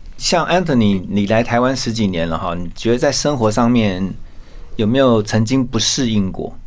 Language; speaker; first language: Chinese; native; Chinese